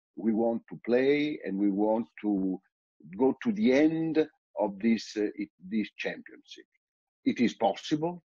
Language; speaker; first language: English; non-native, fluent; Italian